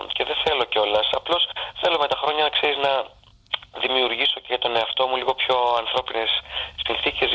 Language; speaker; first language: Greek; native; Greek